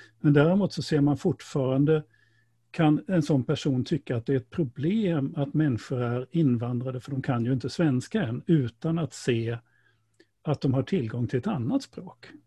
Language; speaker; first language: Swedish; native; Swedish